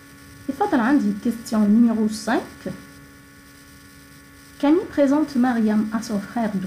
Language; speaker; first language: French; non-native, fluent; Arabic